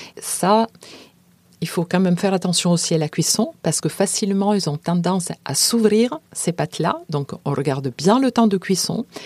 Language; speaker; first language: French; non-native, fluent; Italian